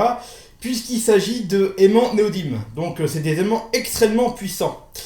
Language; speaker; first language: French; native; French